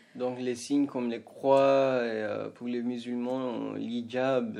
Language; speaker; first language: French; non-native, fluent; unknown